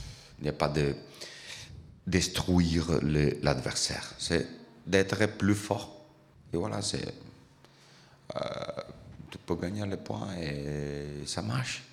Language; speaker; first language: French; non-native, learner; Italian